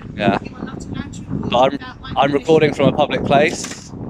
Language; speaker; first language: English; native; English